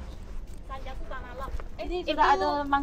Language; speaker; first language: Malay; non-native, local second language; Chinese